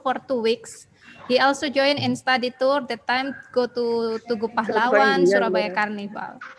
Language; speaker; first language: English; non-native, learner; Indonesian